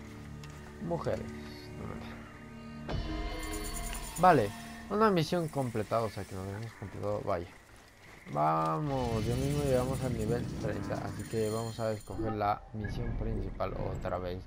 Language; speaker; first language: Spanish; native; Spanish